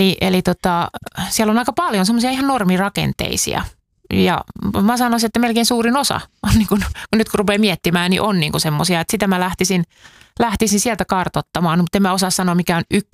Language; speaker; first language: Finnish; native; Finnish